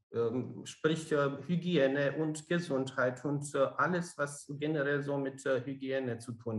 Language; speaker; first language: German; non-native, fluent; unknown